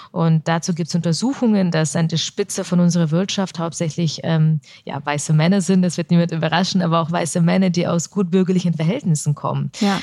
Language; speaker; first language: German; early bilingual, other home language; Russian